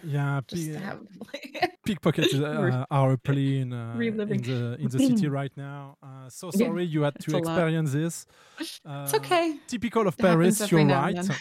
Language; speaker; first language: English; non-native, fluent; French